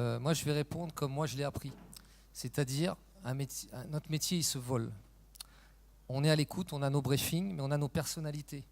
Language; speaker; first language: French; native; French